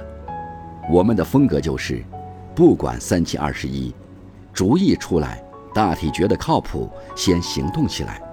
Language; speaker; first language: Chinese; native; Chinese